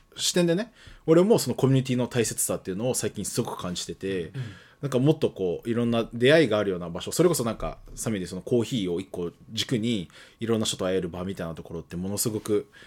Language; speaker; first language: Japanese; early bilingual, other home language; Portuguese